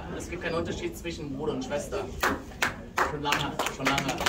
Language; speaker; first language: German; non-native, fluent; Vietnamese